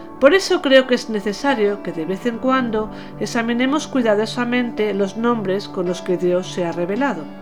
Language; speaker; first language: Spanish; native; Spanish